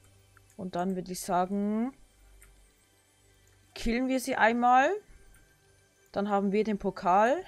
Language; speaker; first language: German; native; German